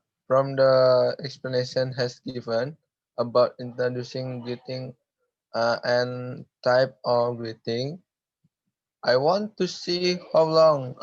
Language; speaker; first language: English; non-native, learner; Indonesian